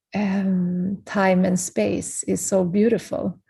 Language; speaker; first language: English; early bilingual, other home language; Kurdish